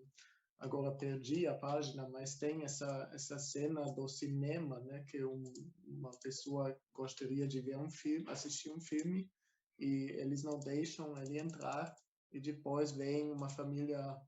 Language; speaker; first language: Portuguese; non-native, fluent; German